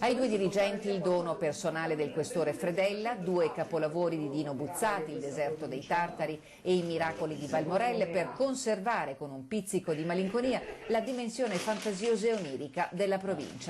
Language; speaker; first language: Italian; native; Italian